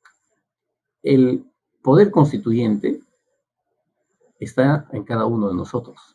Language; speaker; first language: Spanish; native; Spanish